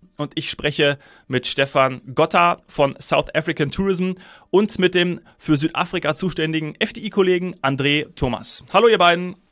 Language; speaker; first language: German; native; German